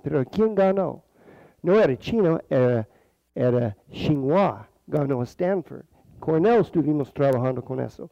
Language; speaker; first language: Spanish; non-native, fluent; English